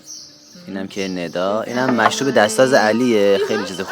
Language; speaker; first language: Persian; native; Persian